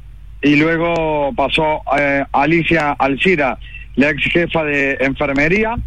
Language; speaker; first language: Spanish; native; Spanish